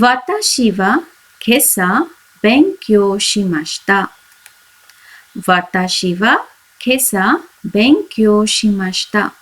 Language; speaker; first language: Japanese; non-native, fluent; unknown